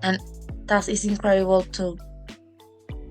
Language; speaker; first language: English; non-native, learner; Spanish